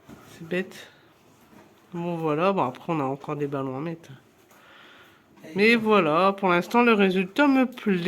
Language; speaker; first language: French; native; French